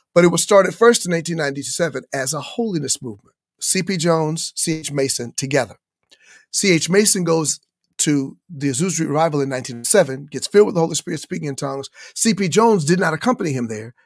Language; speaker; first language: English; native; English